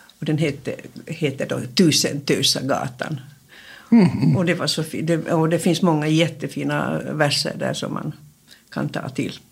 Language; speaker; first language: Swedish; native; Swedish